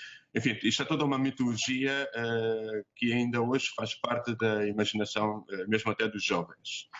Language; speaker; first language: Portuguese; native; Portuguese